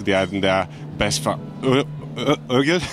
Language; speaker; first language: Danish; non-native, fluent; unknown